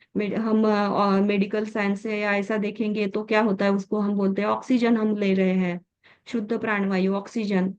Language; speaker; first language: Hindi; native; Hindi